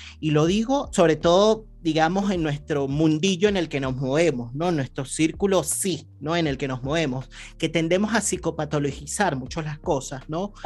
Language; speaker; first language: Spanish; native; Spanish